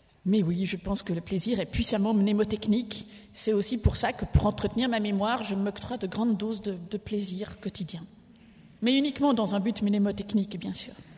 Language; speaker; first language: French; native; French